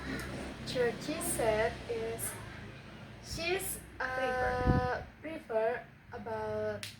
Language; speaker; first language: English; non-native, learner; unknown